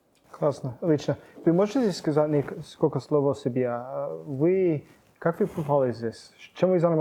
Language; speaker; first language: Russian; non-native, fluent; English